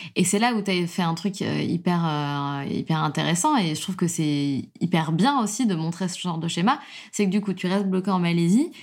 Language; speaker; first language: French; native; French